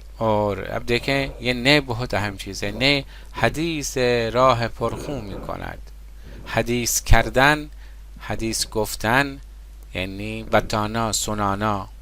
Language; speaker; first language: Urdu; non-native, fluent; Persian